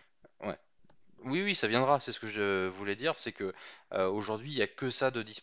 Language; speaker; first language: French; native; French